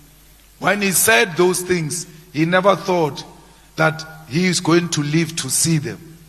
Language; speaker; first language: English; non-native, local second language; Northern Sotho